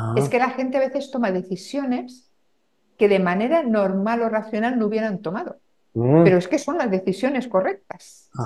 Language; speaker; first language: Spanish; native; Spanish